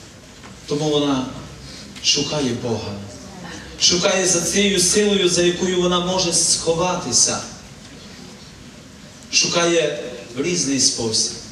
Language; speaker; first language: Ukrainian; native; Ukrainian